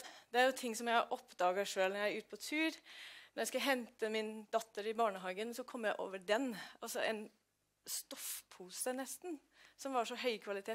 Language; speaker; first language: Norwegian; non-native, fluent; English